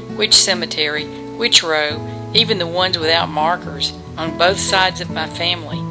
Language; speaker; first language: English; native; English